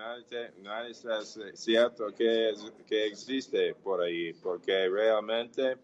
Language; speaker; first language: Portuguese; non-native, fluent; English